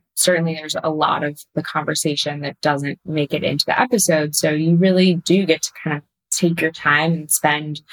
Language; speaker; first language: English; native; English